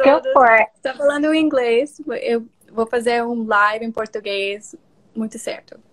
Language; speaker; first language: Portuguese; non-native, learner; English